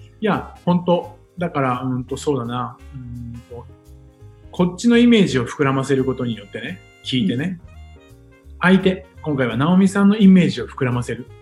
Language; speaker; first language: Japanese; native; Japanese